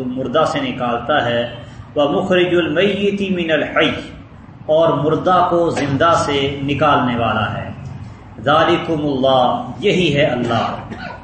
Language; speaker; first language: Urdu; non-native, local second language; Punjabi